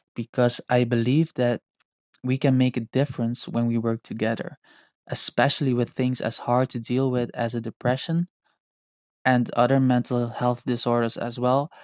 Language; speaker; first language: English; non-native, fluent; Dutch